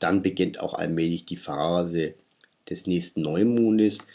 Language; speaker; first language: German; native; German